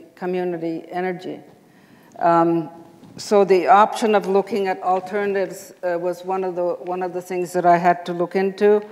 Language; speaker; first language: English; native; English